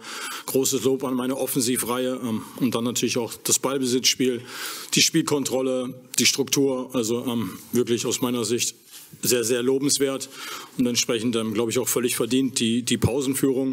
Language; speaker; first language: German; native; German